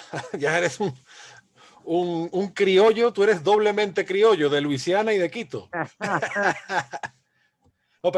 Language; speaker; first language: Spanish; native; Spanish